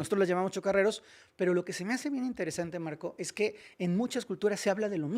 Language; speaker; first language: Spanish; native; Spanish